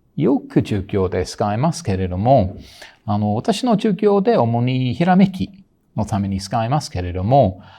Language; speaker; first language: Japanese; non-native, fluent; English